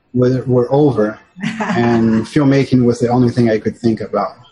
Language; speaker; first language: English; non-native, fluent; Portuguese